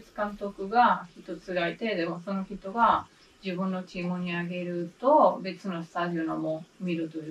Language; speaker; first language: Japanese; non-native, learner; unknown